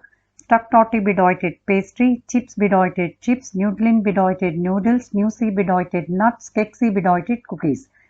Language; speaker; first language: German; non-native, learner; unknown